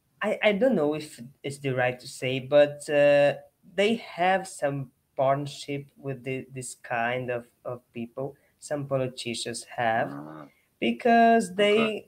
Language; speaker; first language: English; non-native, learner; Portuguese